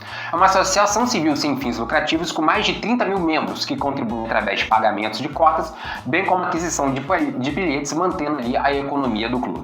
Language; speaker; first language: Portuguese; native; Portuguese